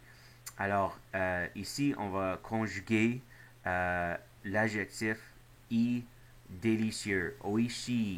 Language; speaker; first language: French; non-native, fluent; English